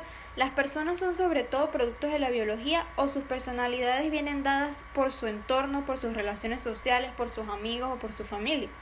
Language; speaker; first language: Spanish; native; Spanish